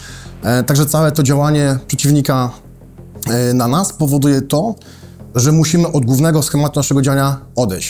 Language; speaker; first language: Polish; native; Polish